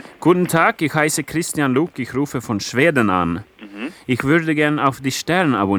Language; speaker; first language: German; non-native, learner; Swedish